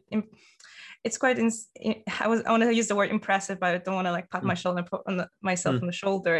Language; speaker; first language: English; non-native, fluent; Polish